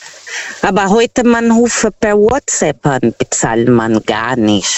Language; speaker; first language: German; non-native, fluent; Portuguese